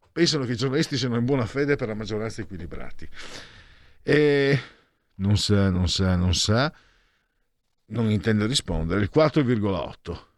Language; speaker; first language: Italian; native; Italian